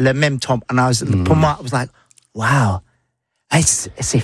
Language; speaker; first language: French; non-native, learner; English